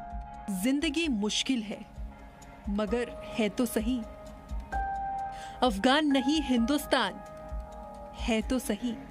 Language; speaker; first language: Hindi; native; Hindi